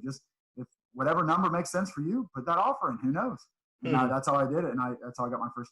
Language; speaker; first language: English; native; English